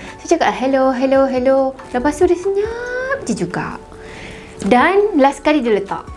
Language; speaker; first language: Malay; native; Malay